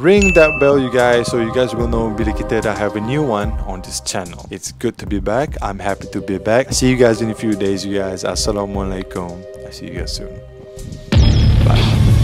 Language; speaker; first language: English; non-native, local second language; Malay